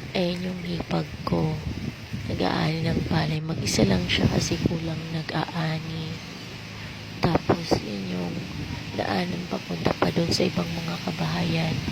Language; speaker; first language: Filipino; non-native, local second language; Waray